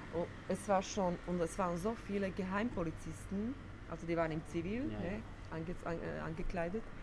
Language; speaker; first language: German; non-native, fluent; Slovak